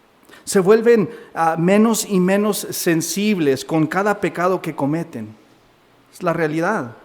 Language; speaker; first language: Spanish; native; Spanish